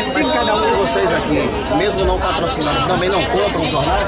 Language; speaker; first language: Portuguese; native; Portuguese